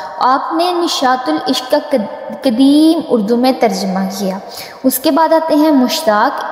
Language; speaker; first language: Urdu; native; Urdu